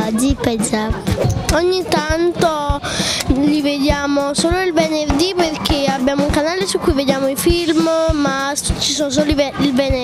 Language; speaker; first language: Italian; native; Italian